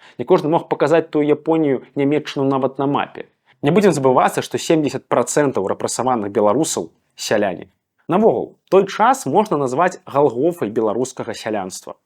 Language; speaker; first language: Belarusian; native; Belarusian